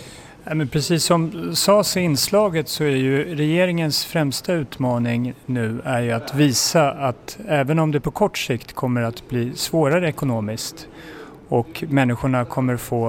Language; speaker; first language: Swedish; native; Swedish